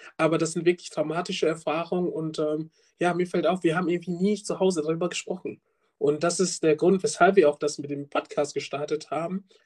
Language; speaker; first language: German; early bilingual, other home language; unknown